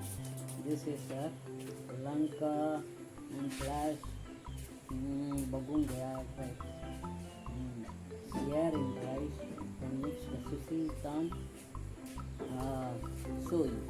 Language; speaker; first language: English; non-native, local second language; Filipino